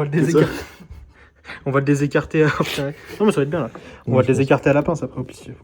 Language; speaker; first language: French; native; French